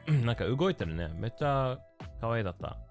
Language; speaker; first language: Japanese; non-native, learner; Swedish